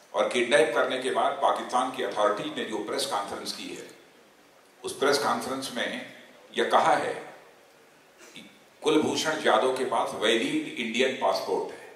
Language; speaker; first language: Hindi; native; Hindi